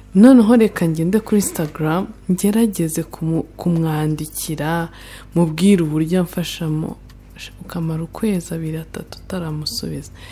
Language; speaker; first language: Kinyarwanda; native; Kinyarwanda